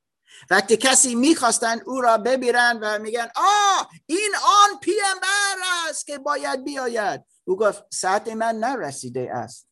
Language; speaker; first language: Persian; non-native, learner; German